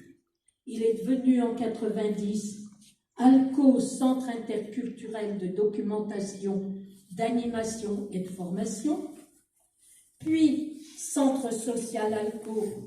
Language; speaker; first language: French; native; French